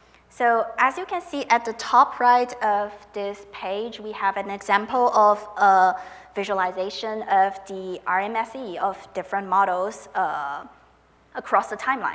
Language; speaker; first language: English; non-native, fluent; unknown